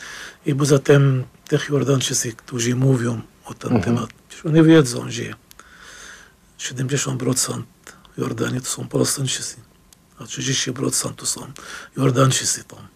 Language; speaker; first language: Polish; non-native, fluent; Arabic